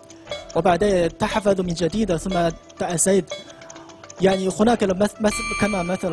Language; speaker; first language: Arabic; non-native, learner; Chinese